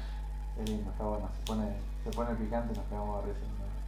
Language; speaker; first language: Spanish; native; Spanish